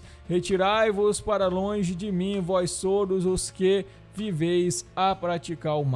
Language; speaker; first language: Portuguese; native; Portuguese